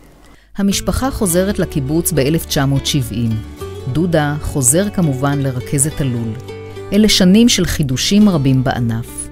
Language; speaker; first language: Hebrew; native; Hebrew